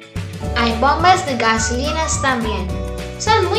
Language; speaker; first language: Spanish; non-native, learner; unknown